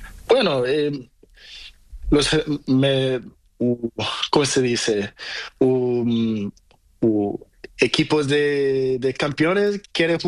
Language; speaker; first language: Spanish; non-native, learner; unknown